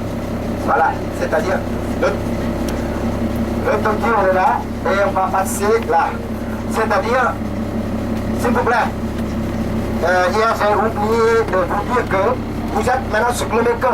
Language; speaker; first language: French; non-native, learner; Vietnamese